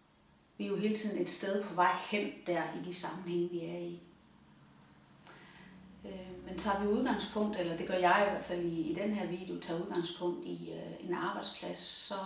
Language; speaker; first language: Danish; native; Danish